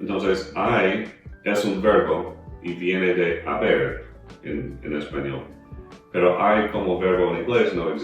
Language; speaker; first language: Spanish; non-native, fluent; English